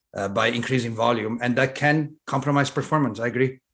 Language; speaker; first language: English; non-native, fluent; Italian